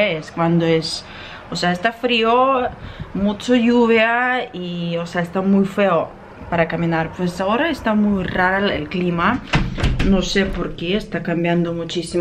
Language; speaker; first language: Spanish; non-native, learner; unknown